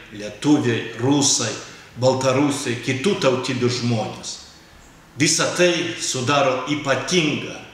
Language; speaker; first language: Lithuanian; non-native, local second language; Polish